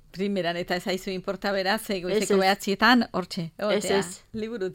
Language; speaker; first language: Basque; native; Basque